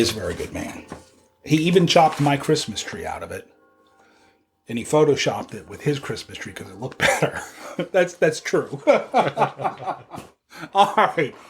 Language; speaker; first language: English; native; English